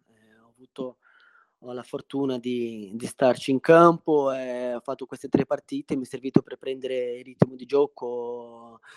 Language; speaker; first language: Italian; non-native, fluent; Portuguese